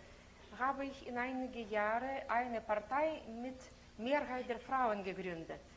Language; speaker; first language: German; non-native, fluent; Lithuanian